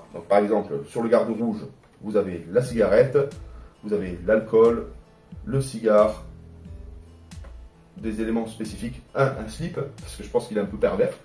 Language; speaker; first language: French; native; French